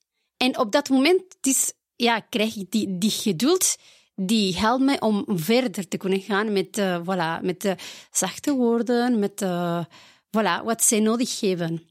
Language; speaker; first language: Dutch; non-native, fluent; Spanish